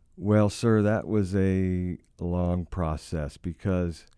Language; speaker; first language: English; native; English